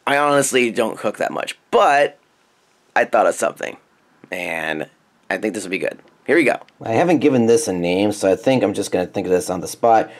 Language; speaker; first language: English; native; English